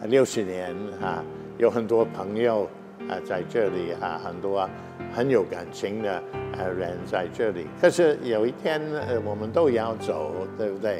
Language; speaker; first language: Chinese; non-native, fluent; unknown